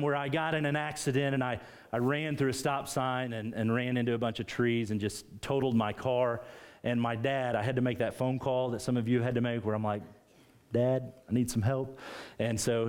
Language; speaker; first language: English; native; English